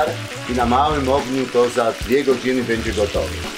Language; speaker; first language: Polish; non-native, fluent; Georgian